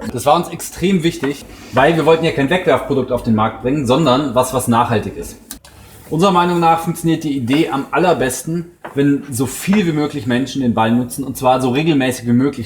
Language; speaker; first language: German; native; German